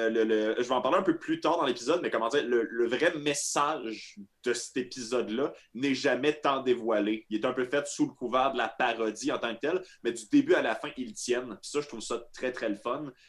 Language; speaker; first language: French; native; French